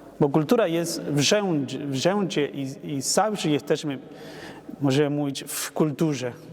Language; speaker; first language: Polish; non-native, learner; Spanish